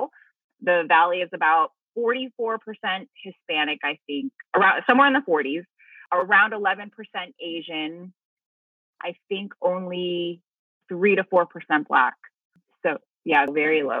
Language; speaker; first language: English; early bilingual, other home language; Filipino